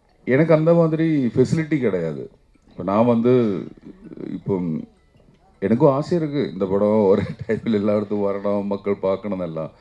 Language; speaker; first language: Tamil; non-native, learner; Malayalam